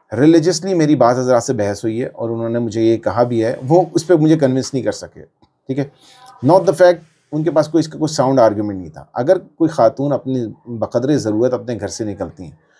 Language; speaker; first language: Urdu; native; Urdu